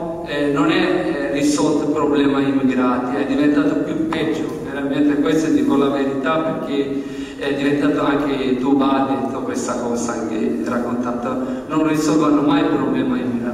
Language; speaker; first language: Italian; non-native, learner; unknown